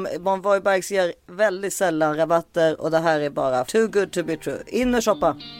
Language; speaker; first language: Swedish; early bilingual, other home language; French